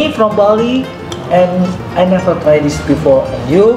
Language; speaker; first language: English; non-native, learner; Indonesian